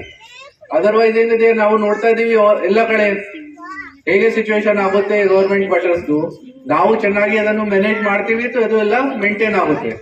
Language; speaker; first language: Kannada; non-native, fluent; Hindi